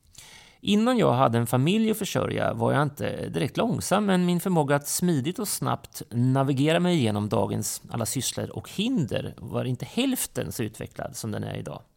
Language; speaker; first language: Swedish; native; Swedish